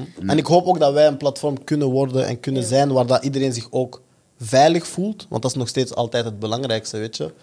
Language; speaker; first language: Dutch; early bilingual, other home language; French